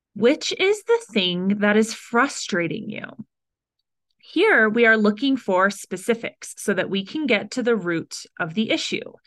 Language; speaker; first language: English; native; English